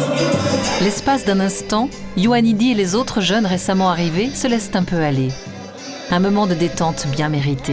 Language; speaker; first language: French; native; French